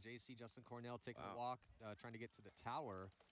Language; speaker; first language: English; native; English